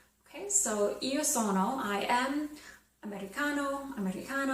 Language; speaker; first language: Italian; non-native, fluent; English